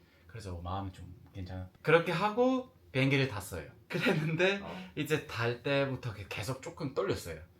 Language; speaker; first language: Korean; non-native, fluent; English